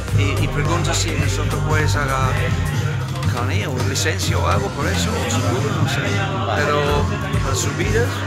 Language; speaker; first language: Spanish; non-native, learner; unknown